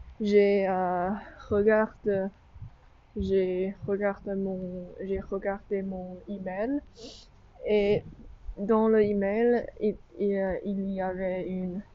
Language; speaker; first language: French; non-native, learner; English